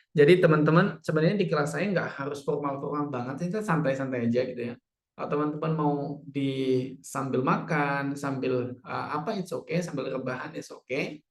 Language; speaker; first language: Indonesian; native; Indonesian